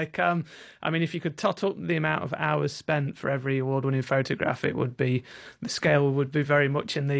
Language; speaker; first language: English; native; English